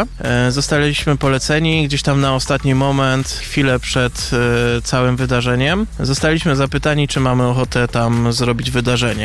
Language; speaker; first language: Polish; native; Polish